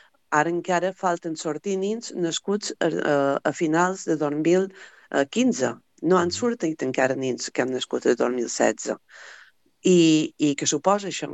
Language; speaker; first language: Catalan; native; Catalan